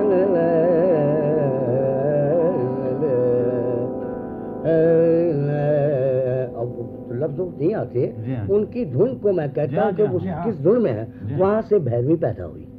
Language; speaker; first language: Urdu; non-native, local second language; Punjabi